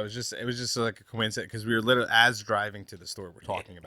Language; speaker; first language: English; native; English